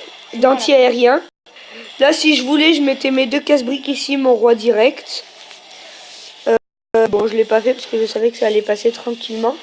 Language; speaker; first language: French; native; French